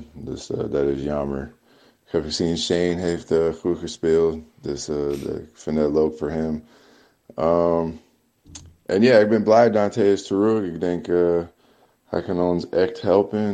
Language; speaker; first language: Dutch; non-native, learner; English